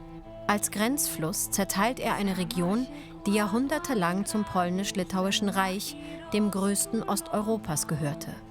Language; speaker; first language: German; native; German